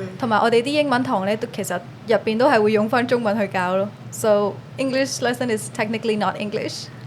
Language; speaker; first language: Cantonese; early bilingual, other home language; Urdu